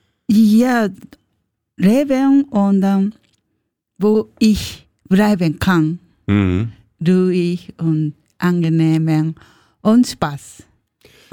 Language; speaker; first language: German; non-native, learner; Japanese